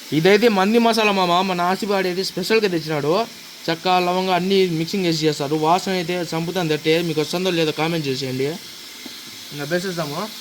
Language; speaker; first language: Telugu; non-native, local second language; Urdu